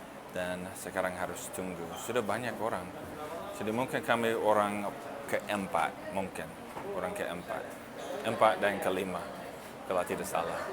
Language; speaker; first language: Indonesian; non-native, fluent; English